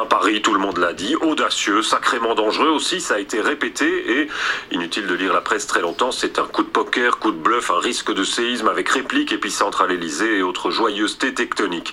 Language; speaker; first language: French; native; French